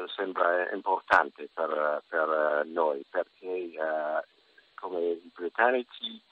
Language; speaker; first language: Italian; non-native, learner; English